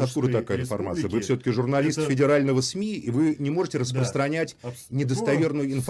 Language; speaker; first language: Russian; native; Russian